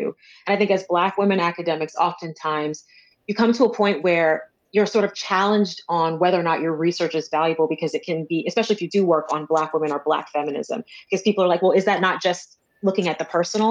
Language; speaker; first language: English; native; English